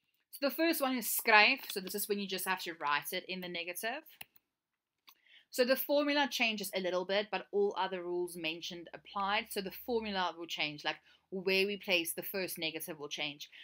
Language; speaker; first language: English; native; English